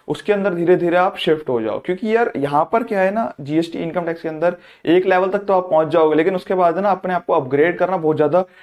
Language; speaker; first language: Hindi; native; Hindi